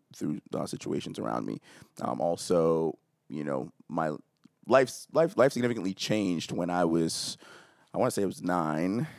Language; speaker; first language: English; early bilingual, other home language; Akan